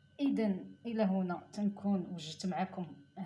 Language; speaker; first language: Arabic; native; Arabic